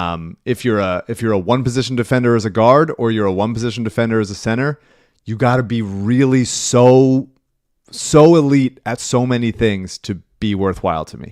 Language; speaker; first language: English; native; English